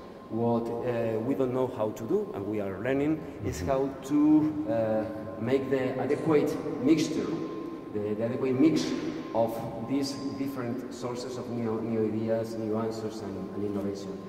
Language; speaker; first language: English; non-native, fluent; Spanish